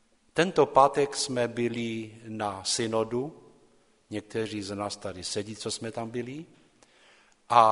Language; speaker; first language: Czech; non-native, local second language; Polish